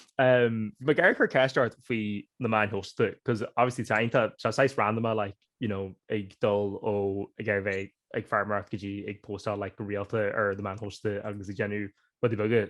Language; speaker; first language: Irish; native; Irish